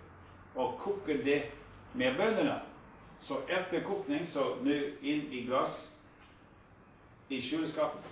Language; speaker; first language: Swedish; non-native, fluent; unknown